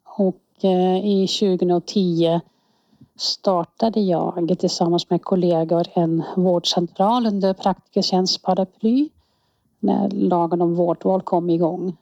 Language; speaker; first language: Swedish; non-native, fluent; Dutch